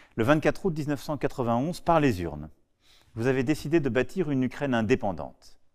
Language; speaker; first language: French; native; French